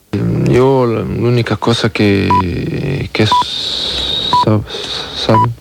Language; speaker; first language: Spanish; non-native, learner; French